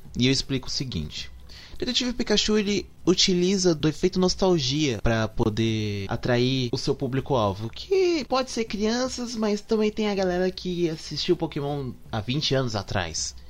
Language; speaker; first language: Portuguese; native; Portuguese